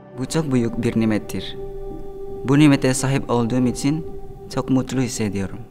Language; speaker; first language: Turkish; non-native, fluent; Indonesian